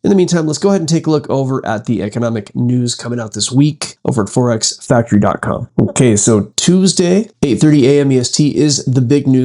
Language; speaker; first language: English; native; English